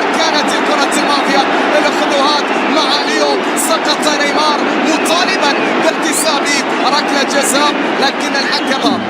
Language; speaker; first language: Arabic; native; Arabic